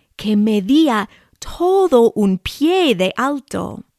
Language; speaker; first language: Spanish; non-native, fluent; English